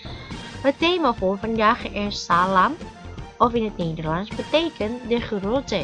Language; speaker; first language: Dutch; non-native, fluent; Indonesian